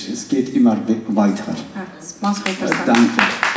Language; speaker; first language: German; non-native, fluent; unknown